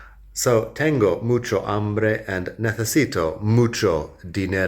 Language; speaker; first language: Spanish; non-native, fluent; English